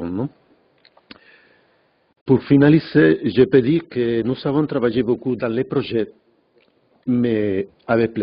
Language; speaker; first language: French; non-native, fluent; Spanish